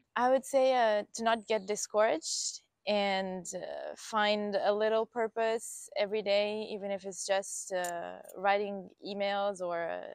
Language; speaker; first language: English; non-native, fluent; Italian